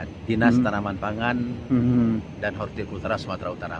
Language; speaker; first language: Indonesian; native; Indonesian